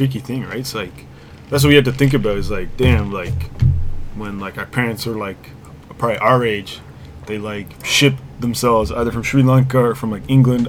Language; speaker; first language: English; native; English